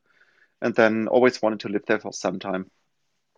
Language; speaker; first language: English; non-native, fluent; German